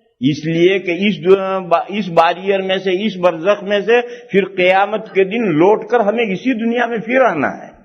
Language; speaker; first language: Urdu; non-native, local second language; Gujarati